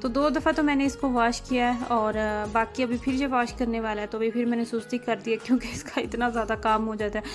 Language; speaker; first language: Urdu; native; Urdu